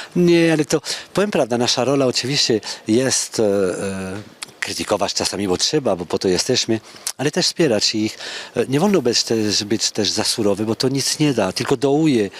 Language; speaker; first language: Polish; non-native, fluent; French